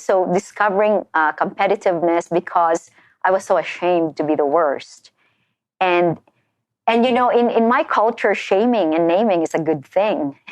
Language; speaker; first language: English; non-native, local second language; Filipino